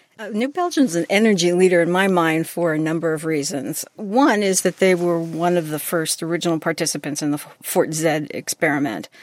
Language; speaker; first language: English; native; English